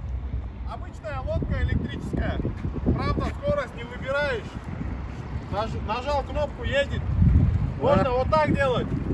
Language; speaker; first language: Russian; non-native, fluent; Turkish